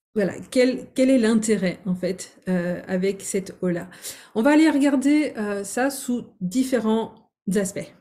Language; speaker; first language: French; native; French